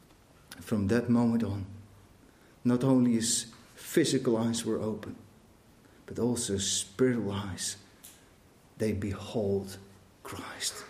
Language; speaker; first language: English; non-native, fluent; Dutch